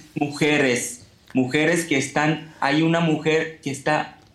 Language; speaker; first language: Spanish; non-native, fluent; Hebrew